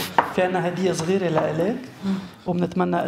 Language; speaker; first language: German; non-native, fluent; Arabic